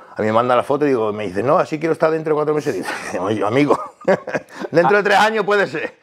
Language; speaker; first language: Spanish; native; Spanish